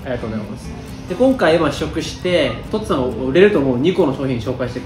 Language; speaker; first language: Japanese; native; Japanese